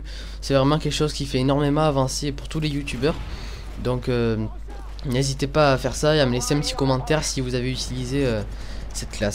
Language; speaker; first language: French; native; French